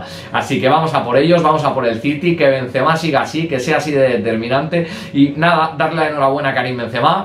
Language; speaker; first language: Spanish; native; Spanish